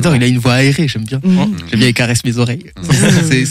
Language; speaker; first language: French; native; French